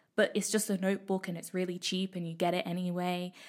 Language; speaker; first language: English; native; English